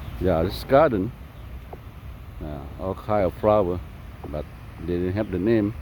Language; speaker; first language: English; non-native, learner; Lao